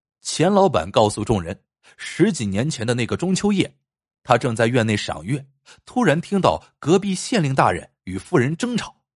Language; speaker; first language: Chinese; native; Chinese